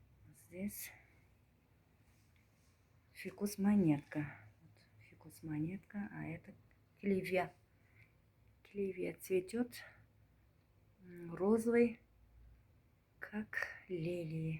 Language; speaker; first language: Russian; non-native, learner; Turkmen